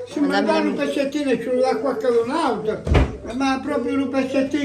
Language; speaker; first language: Italian; native; Italian